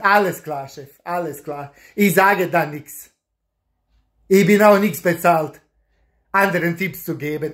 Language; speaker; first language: German; non-native, learner; Bosnian